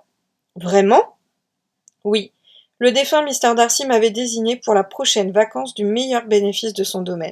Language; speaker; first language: French; native; French